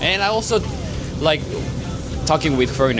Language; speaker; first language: English; non-native, learner; Korean